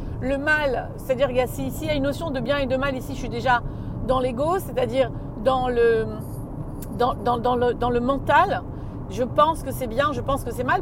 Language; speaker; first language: French; native; French